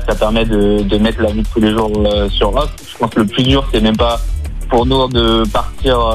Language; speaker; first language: French; native; French